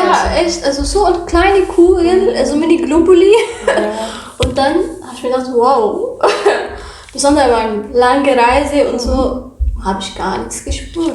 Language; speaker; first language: German; non-native, learner; Arabic